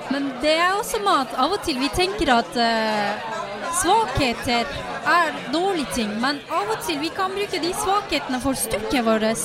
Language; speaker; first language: Norwegian; non-native, fluent; Turkish